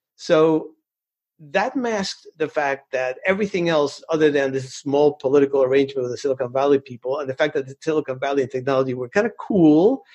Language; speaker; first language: English; early bilingual, other home language; Spanish